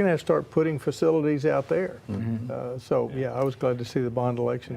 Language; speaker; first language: English; native; English